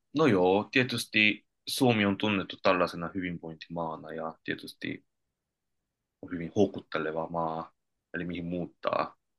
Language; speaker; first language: Finnish; non-native, fluent; Korean